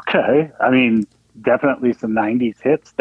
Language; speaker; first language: English; native; English